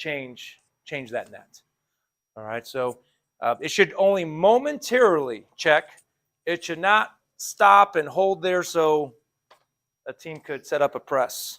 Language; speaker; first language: English; native; English